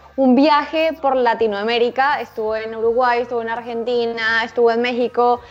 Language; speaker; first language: Spanish; native; Spanish